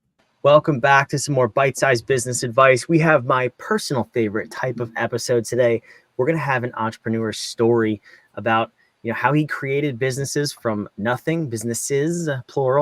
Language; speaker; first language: English; native; English